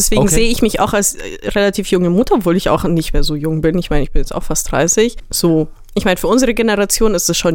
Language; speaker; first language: German; native; German